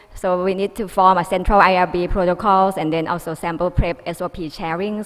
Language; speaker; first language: English; non-native, fluent; Thai